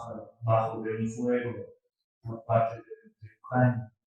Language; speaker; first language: Spanish; non-native, fluent; Russian